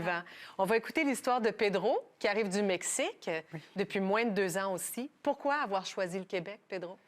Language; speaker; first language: French; native; French